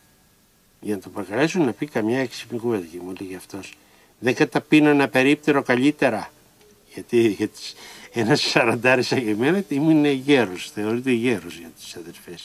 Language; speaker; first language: Greek; native; Greek